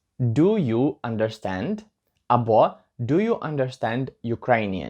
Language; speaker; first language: English; non-native, learner; Ukrainian